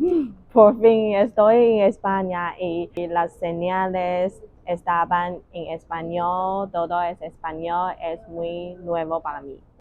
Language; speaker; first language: Spanish; non-native, learner; Chinese